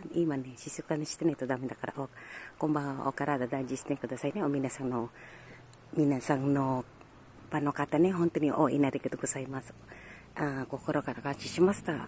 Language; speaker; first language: Japanese; non-native, learner; Filipino